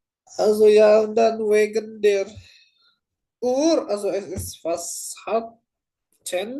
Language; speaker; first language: German; non-native, learner; Indonesian